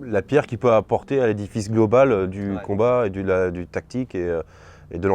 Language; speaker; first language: French; native; French